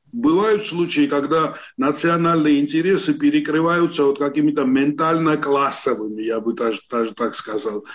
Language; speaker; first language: Russian; non-native, local second language; Georgian